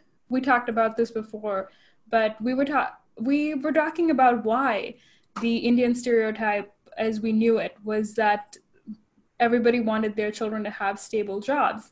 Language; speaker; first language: English; native; English